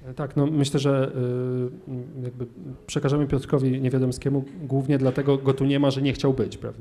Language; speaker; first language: Polish; native; Polish